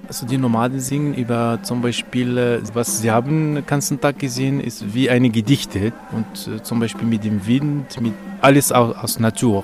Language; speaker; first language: German; non-native, learner; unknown